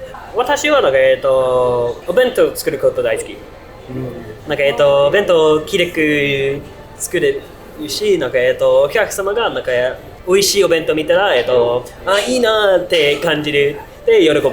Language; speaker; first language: Japanese; non-native, learner; English